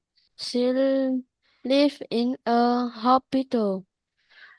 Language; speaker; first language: English; non-native, learner; Vietnamese